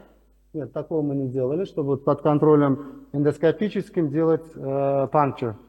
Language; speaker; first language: Russian; non-native, local second language; Uzbek